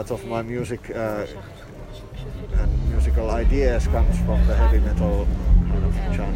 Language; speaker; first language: English; non-native, fluent; Finnish